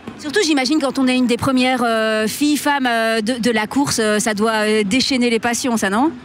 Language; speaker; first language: French; native; French